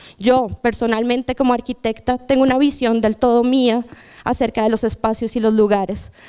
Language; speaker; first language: Spanish; native; Spanish